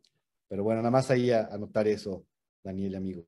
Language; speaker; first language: Spanish; native; Spanish